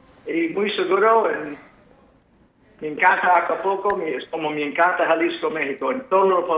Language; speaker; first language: Spanish; non-native, fluent; English